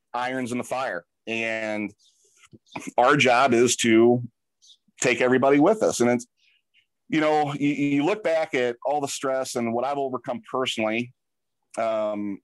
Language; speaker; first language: English; native; English